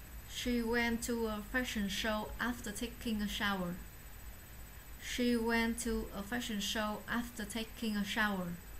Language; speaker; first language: English; non-native, learner; Vietnamese